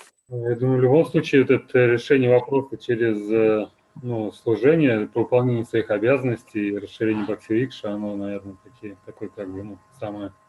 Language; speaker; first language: Russian; native; Russian